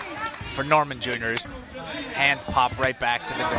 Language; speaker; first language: English; native; English